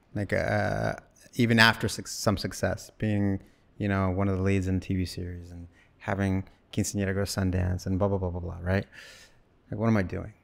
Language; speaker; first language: English; native; English